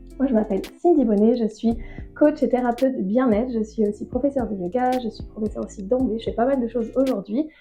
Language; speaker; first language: French; native; French